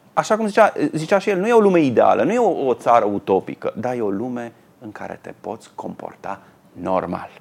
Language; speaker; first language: Romanian; native; Romanian